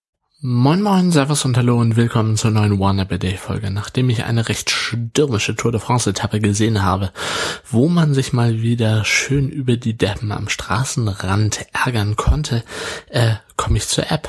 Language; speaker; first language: German; native; German